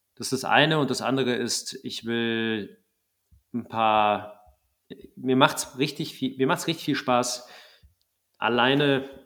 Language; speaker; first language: German; native; German